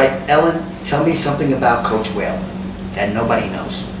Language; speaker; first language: English; native; English